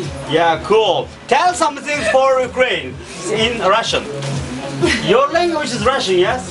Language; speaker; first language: English; non-native, learner; Turkish